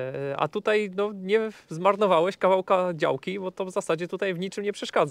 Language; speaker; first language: Polish; native; Polish